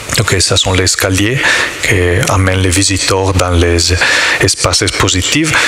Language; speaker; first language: French; non-native, learner; Italian